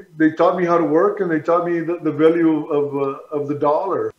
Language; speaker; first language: English; native; English